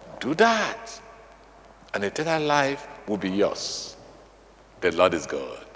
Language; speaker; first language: English; non-native, local second language; Igbo